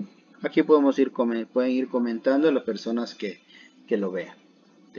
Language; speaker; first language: Spanish; native; Spanish